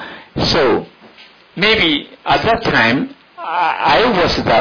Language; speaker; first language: English; non-native, learner; Min Nan Chinese